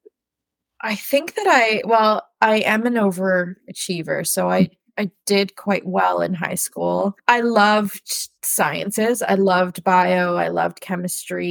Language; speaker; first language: English; native; English